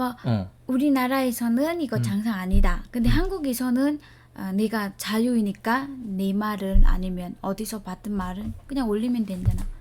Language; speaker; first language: Korean; non-native, learner; Vietnamese